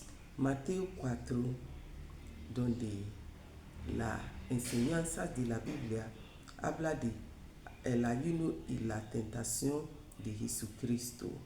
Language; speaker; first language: Spanish; non-native, fluent; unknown